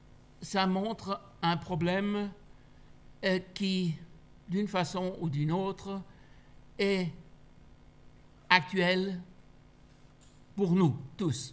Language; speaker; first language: French; non-native, fluent; German